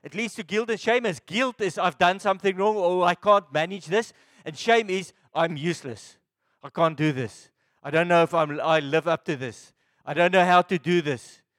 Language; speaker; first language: English; non-native, local second language; Afrikaans